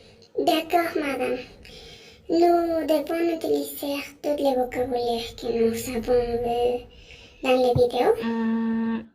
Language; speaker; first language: French; non-native, learner; Spanish